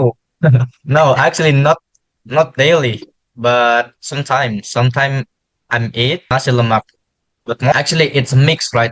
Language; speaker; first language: English; non-native, learner; Indonesian